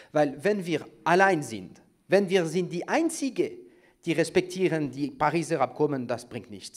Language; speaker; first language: German; non-native, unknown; French